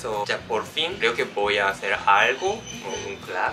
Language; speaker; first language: Spanish; non-native, learner; Japanese